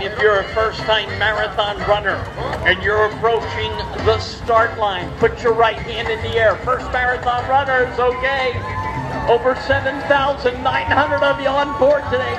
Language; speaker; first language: English; native; English